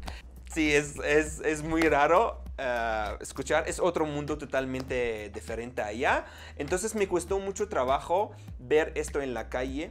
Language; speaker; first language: Spanish; non-native, fluent; Arabic